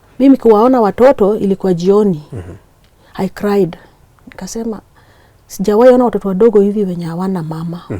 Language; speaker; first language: Swahili; non-native, local second language; Luo (Kenya and Tanzania)